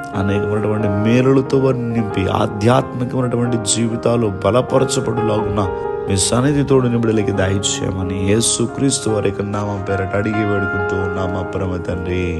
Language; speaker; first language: Telugu; native; Telugu